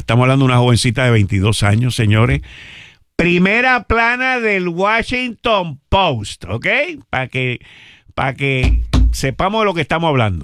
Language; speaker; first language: Spanish; native; Spanish